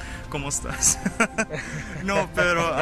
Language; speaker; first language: Spanish; early bilingual, heritage; English